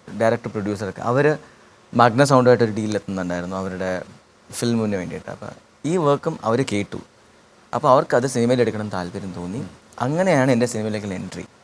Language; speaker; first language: Malayalam; native; Malayalam